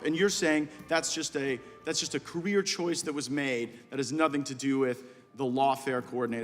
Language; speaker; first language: English; native; English